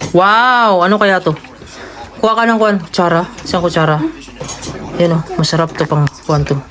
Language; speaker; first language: Filipino; non-native, local second language; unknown